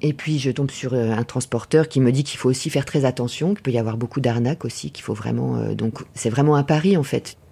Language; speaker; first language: French; native; French